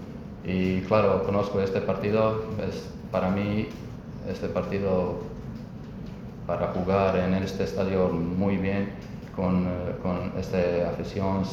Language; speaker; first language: Spanish; non-native, learner; Croatian